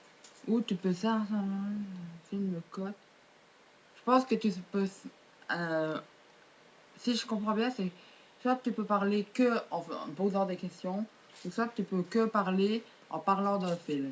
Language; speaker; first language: French; native; French